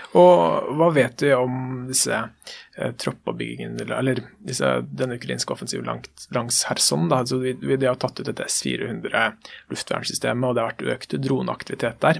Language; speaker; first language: Norwegian; native; Norwegian